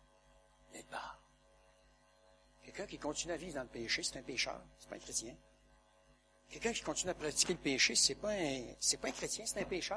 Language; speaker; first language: French; native; French